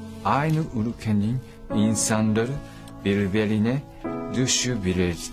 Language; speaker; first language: Turkish; non-native, learner; Japanese